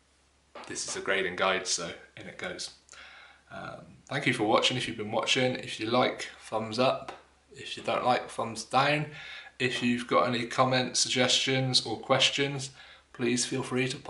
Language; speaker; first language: English; native; English